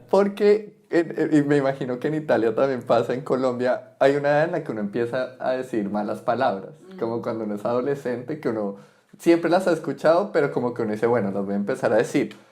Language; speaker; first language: Spanish; native; Spanish